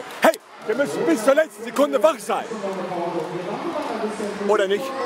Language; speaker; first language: German; native; German